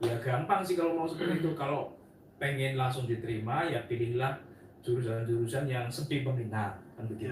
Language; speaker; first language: Indonesian; native; Indonesian